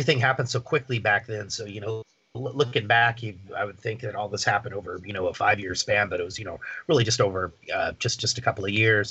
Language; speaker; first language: English; native; English